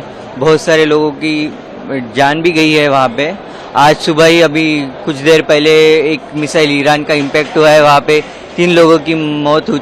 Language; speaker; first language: Hindi; native; Hindi